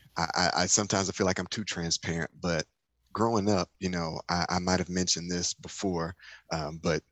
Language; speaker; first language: English; native; English